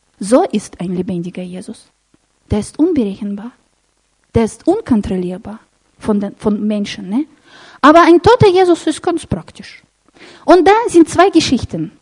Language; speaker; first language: German; non-native, fluent; Russian